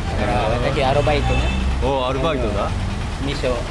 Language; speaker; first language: Japanese; non-native, learner; Filipino